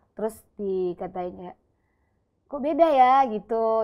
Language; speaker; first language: Indonesian; native; Indonesian